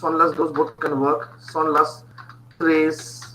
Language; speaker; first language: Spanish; non-native, fluent; Bangla